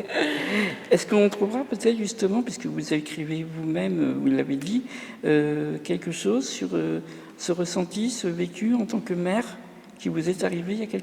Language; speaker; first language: French; native; French